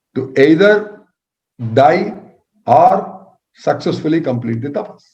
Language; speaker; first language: English; non-native, local second language; Telugu